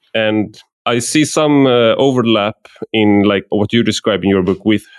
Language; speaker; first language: English; non-native, fluent; Swedish